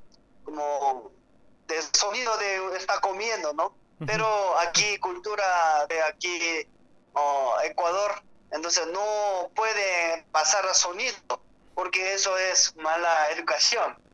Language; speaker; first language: Spanish; non-native, learner; Korean